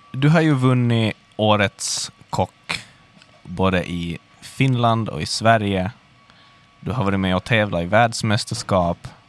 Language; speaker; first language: Swedish; native; Swedish